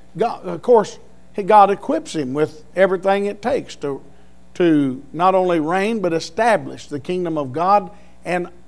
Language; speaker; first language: English; native; English